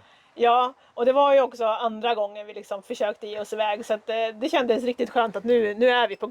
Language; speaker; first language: Swedish; native; Swedish